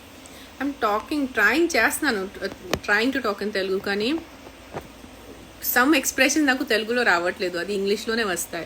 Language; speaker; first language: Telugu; non-native, local second language; Marathi